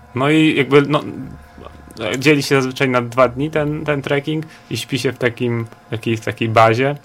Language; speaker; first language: Polish; native; Polish